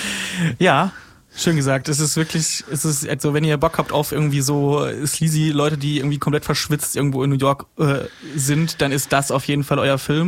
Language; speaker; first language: German; native; German